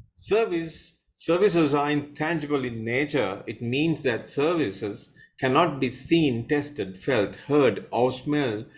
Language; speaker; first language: English; non-native, local second language; Sinhala